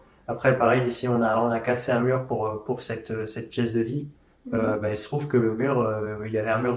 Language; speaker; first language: French; native; French